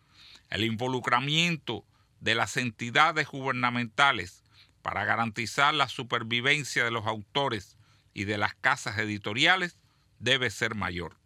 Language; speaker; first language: Spanish; native; Spanish